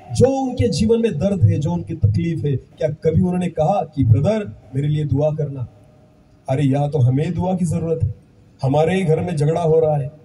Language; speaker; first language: Hindi; non-native, local second language; Marathi